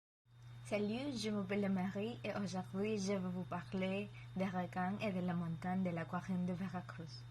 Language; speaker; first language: French; non-native, learner; Spanish